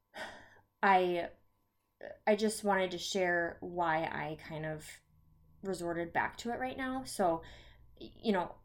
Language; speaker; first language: English; native; English